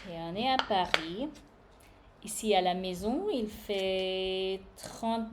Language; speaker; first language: French; non-native, fluent; English